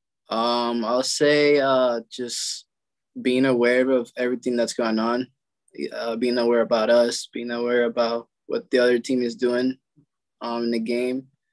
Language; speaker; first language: English; non-native, fluent; Spanish